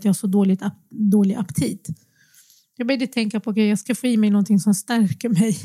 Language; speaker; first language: Swedish; early bilingual, other home language; Arabic